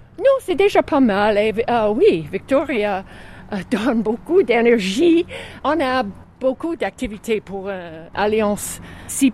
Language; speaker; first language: French; non-native, fluent; English